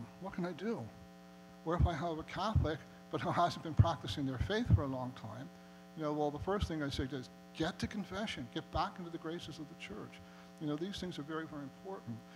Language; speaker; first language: English; native; English